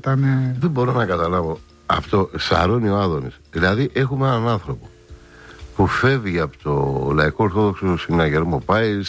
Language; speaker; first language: Greek; native; Greek